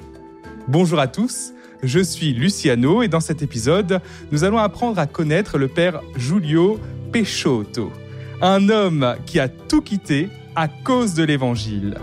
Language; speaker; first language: French; native; French